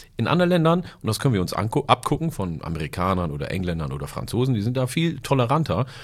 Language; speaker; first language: German; early bilingual, other home language; Oromo